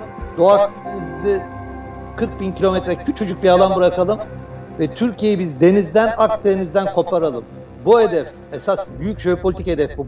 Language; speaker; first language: Turkish; native; Turkish